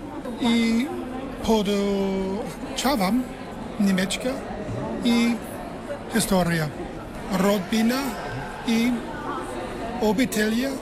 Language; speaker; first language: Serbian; non-native, learner; English